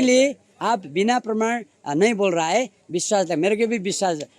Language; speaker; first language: Hindi; non-native, learner; Nepali